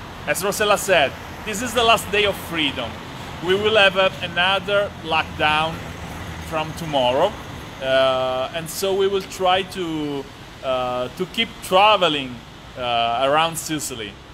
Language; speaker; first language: English; non-native, fluent; Italian